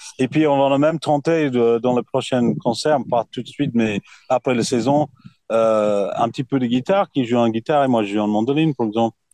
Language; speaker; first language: French; non-native, fluent; English